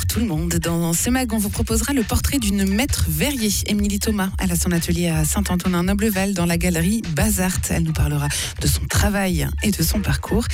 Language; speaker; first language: French; native; French